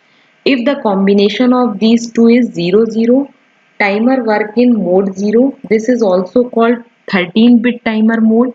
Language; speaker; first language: English; non-native, local second language; Hindi